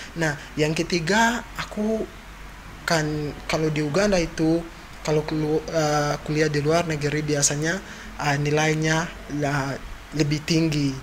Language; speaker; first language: Indonesian; non-native, fluent; Ganda